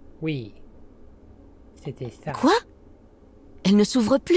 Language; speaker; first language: French; non-native, learner; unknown